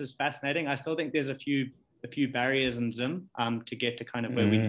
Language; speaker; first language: English; native; English